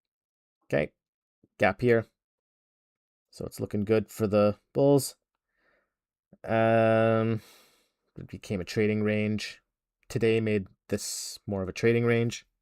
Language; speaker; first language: English; native; English